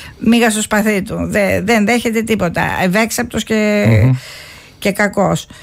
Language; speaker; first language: Greek; native; Greek